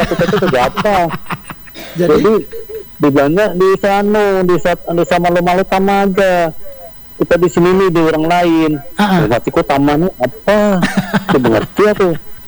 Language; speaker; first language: Indonesian; non-native, local second language; Banjar